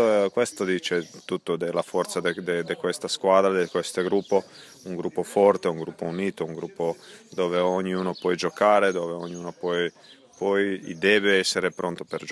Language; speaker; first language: Italian; non-native, fluent; Croatian